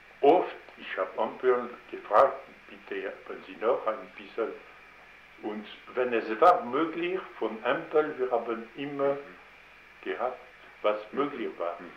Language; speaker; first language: German; non-native, learner; French